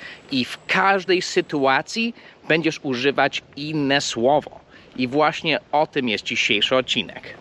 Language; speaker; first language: Polish; non-native, fluent; English